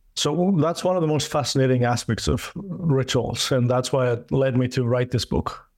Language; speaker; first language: English; non-native, fluent; Greek